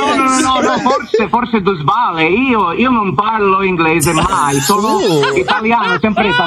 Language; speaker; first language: Italian; non-native, learner; English